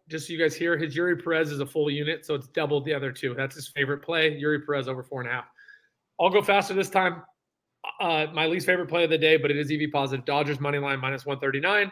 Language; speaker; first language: English; native; English